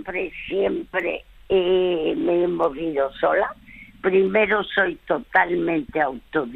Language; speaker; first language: Spanish; early bilingual, other home language; French